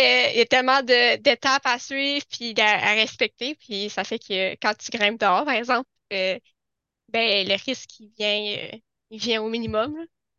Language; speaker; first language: French; native; French